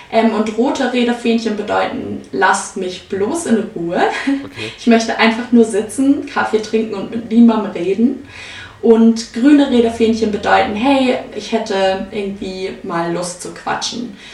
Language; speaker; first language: German; native; German